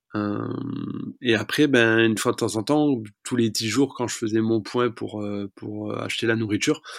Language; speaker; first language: French; native; French